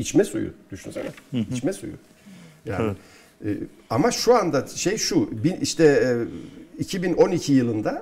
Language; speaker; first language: Turkish; native; Turkish